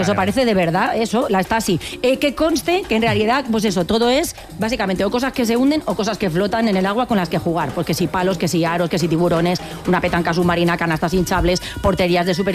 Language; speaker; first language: Spanish; native; Spanish